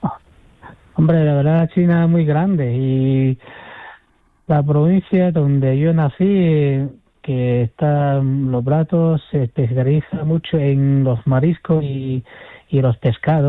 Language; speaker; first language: Spanish; non-native, fluent; Chinese